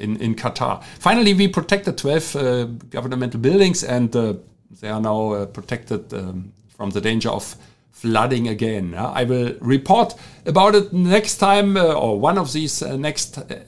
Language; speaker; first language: English; non-native, fluent; German